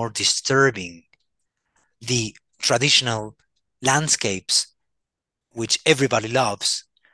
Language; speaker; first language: English; non-native, fluent; Spanish